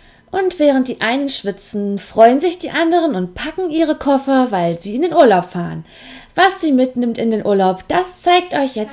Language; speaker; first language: German; native; German